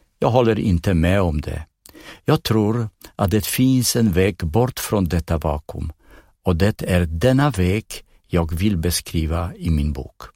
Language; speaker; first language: Swedish; non-native, fluent; Polish